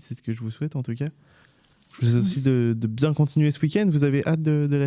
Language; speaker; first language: French; native; French